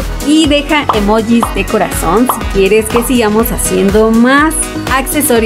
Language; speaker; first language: Spanish; native; Spanish